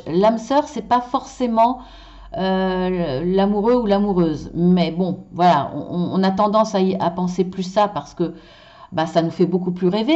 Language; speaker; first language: French; native; French